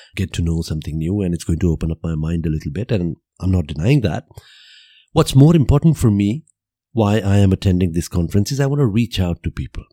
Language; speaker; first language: English; non-native, local second language; Gujarati